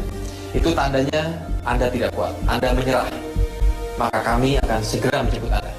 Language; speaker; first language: Indonesian; native; Indonesian